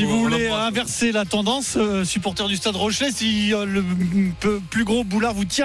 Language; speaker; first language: French; native; French